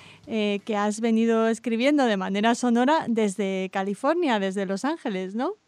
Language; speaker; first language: Spanish; native; Spanish